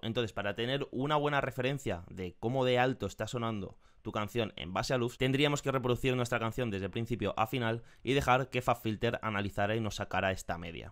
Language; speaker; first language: Spanish; native; Spanish